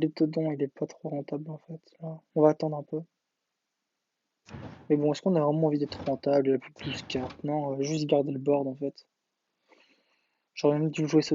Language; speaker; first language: French; native; French